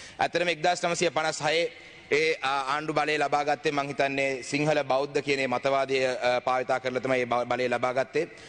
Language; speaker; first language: Sinhala; non-native, local second language; Tamil